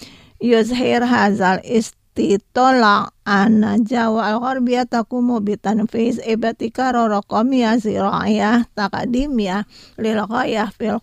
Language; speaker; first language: Arabic; non-native, fluent; Indonesian